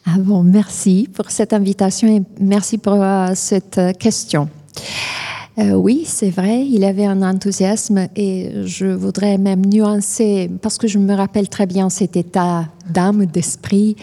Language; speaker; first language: French; non-native, fluent; Romanian